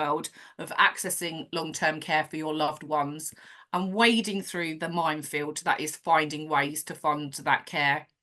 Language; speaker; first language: English; native; English